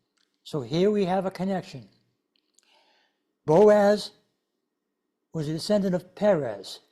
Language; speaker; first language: English; native; English